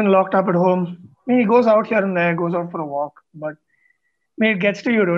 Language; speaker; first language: English; non-native, local second language; Tamil